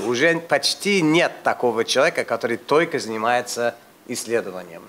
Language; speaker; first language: Russian; non-native, fluent; English